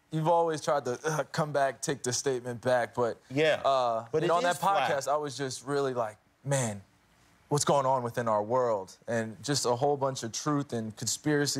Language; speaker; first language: English; native; English